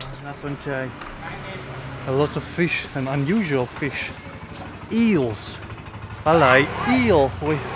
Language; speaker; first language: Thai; non-native, learner; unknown